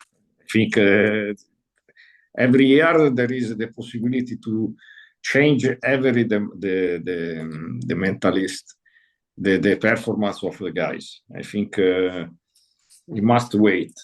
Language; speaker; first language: English; non-native, learner; Italian